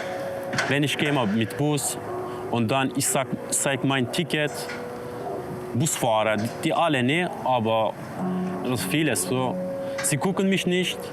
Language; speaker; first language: German; non-native, learner; Kurdish